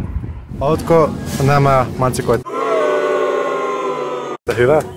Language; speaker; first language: Finnish; non-native, learner; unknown